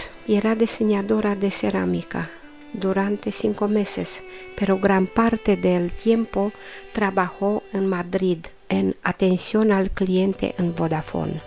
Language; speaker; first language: Spanish; non-native, learner; Romanian